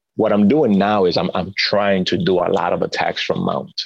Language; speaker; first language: English; early bilingual, other home language; Spanish